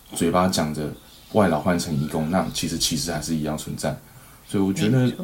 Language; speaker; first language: Chinese; native; Chinese